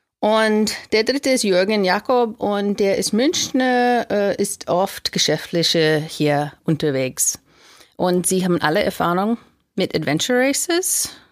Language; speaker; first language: German; non-native, fluent; English